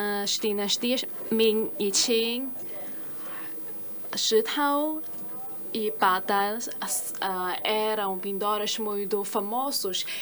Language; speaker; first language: Portuguese; non-native, fluent; Chinese